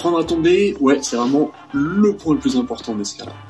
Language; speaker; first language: French; native; French